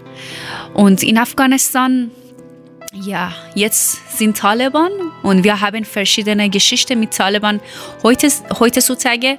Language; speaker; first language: German; non-native, learner; Persian